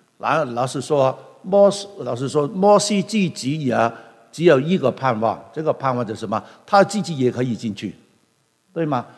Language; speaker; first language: Chinese; non-native, local second language; Cantonese